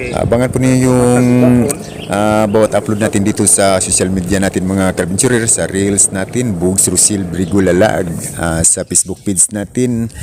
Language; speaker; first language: Filipino; non-native, local second language; Cebuano